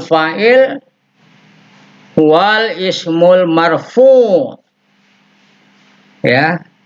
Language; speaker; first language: Arabic; non-native, fluent; Indonesian